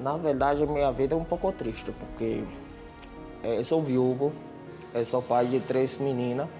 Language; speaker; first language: Portuguese; non-native, fluent; Spanish